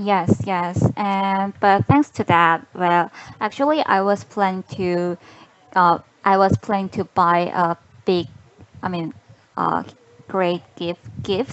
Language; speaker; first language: English; non-native, learner; Korean